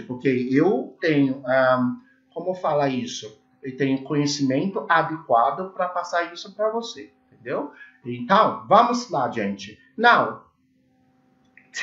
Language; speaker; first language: Portuguese; non-native, learner; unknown